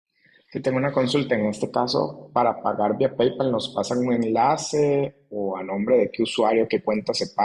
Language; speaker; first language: Spanish; native; Spanish